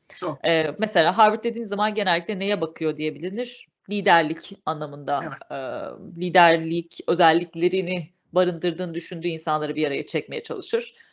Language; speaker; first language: Turkish; native; Turkish